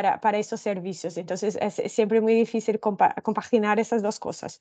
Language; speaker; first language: Spanish; non-native, fluent; Portuguese